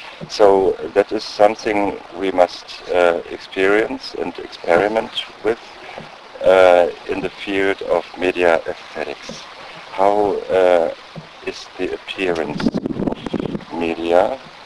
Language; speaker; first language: English; non-native, fluent; German